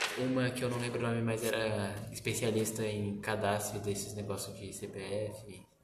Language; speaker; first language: Portuguese; native; Portuguese